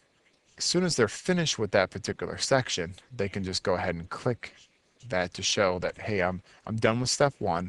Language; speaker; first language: English; native; English